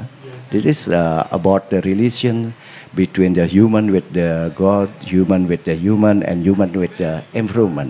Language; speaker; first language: English; non-native, learner; Indonesian